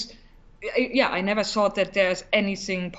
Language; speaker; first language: English; non-native, fluent; German